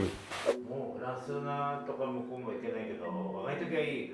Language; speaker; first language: Japanese; native; Japanese